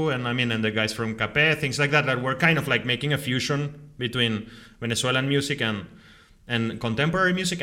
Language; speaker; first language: English; non-native, fluent; Spanish